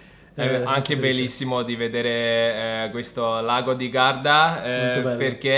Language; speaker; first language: Italian; non-native, fluent; German